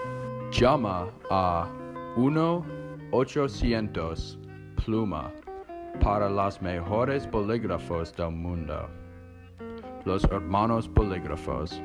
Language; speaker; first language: Spanish; non-native, learner; English